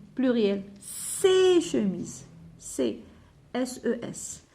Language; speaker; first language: French; non-native, local second language; Arabic